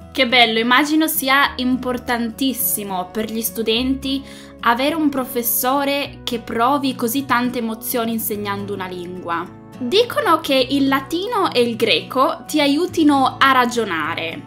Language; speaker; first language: Italian; native; Italian